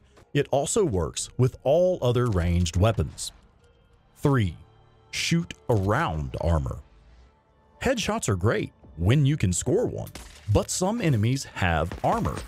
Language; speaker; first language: English; native; English